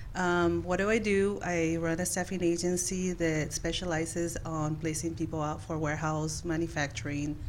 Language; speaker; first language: English; non-native, fluent; Spanish